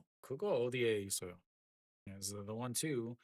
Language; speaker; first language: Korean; non-native, learner; English